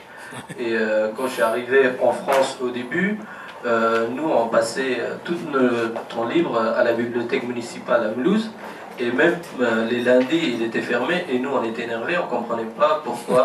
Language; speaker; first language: French; non-native, fluent; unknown